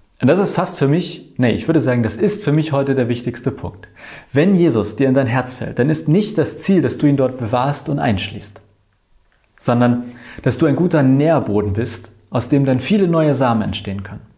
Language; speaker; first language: German; native; German